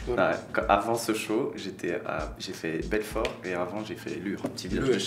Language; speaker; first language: French; native; French